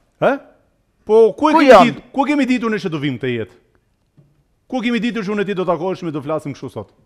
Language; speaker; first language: Albanian; native; Albanian